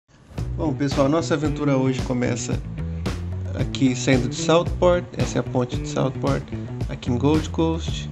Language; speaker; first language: Portuguese; native; Portuguese